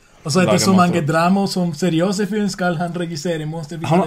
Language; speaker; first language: Norwegian; non-native, learner; Swedish